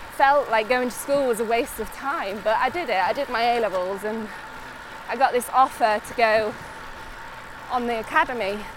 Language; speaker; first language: English; native; English